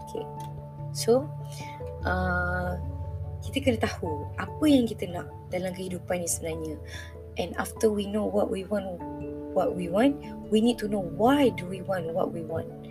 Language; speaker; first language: English; non-native, local second language; Malay